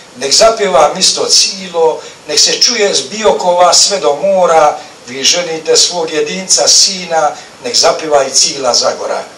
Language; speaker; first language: Croatian; native; Croatian